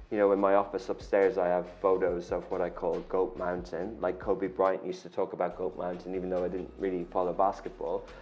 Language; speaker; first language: English; native; English